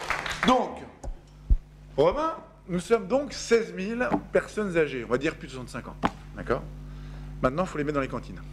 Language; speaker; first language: French; native; French